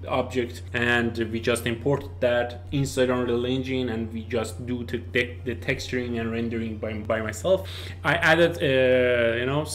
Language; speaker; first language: English; non-native, learner; Persian